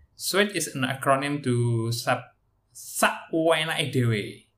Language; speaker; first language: English; non-native, learner; Indonesian